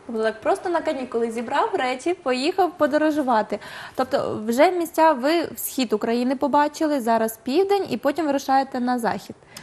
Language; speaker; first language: Ukrainian; native; Ukrainian